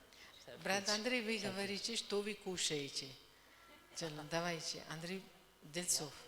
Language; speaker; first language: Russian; non-native, learner; Hindi